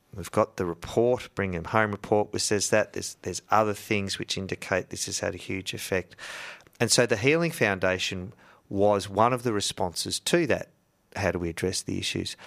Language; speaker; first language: English; native; English